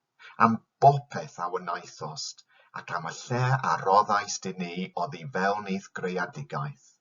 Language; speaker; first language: Welsh; non-native, fluent; English